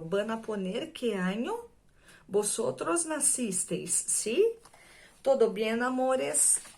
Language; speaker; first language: Spanish; non-native, fluent; Portuguese